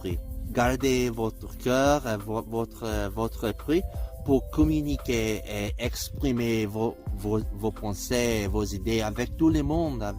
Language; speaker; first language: French; non-native, learner; English